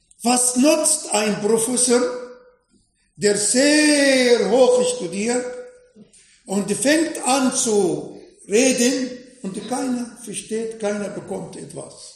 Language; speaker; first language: German; non-native, fluent; Arabic